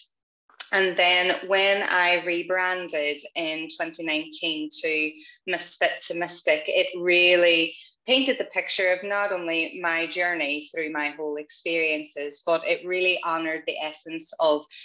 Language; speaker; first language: English; native; English